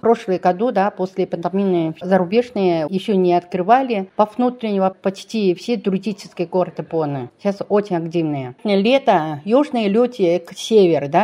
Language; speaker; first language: Russian; non-native, learner; Chinese